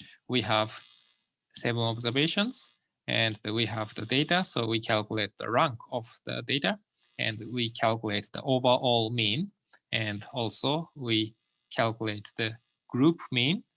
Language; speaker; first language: English; non-native, fluent; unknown